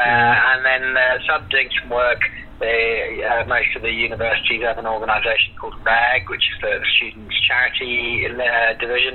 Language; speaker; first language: English; native; English